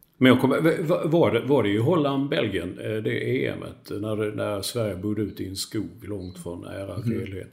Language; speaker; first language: Swedish; native; Swedish